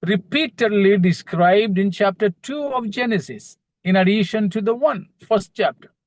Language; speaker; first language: English; non-native, local second language; Malayalam